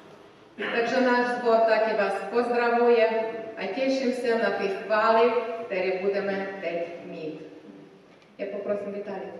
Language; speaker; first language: Czech; non-native, learner; Ukrainian